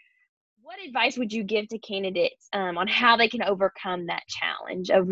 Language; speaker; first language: English; native; English